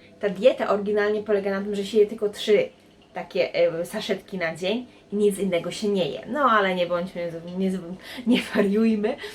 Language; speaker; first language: Polish; native; Polish